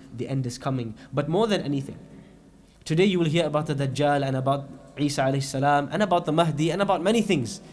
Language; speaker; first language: English; native; English